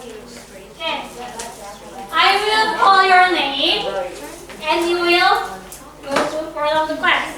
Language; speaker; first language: English; non-native, fluent; Indonesian